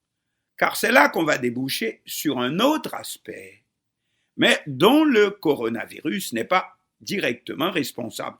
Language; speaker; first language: French; non-native, local second language; Haitian Creole